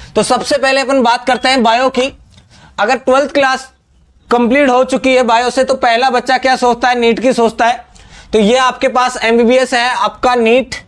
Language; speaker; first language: Hindi; native; Hindi